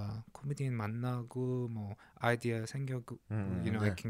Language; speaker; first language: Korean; early bilingual, heritage; English